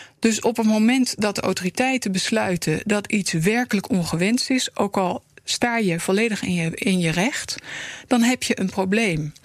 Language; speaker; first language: Dutch; native; Dutch